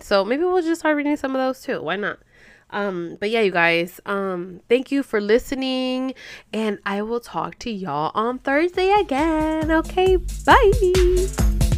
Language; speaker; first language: English; early bilingual, other home language; Spanish